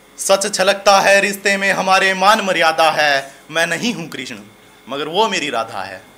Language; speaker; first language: Hindi; native; Hindi